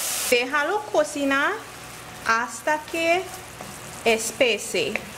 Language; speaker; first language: Spanish; non-native, learner; English